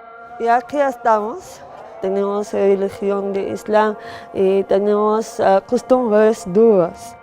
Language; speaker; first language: Spanish; non-native, learner; Arabic